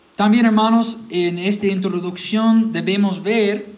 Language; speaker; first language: Spanish; non-native, fluent; English